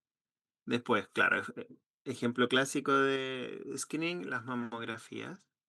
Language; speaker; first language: Spanish; native; Spanish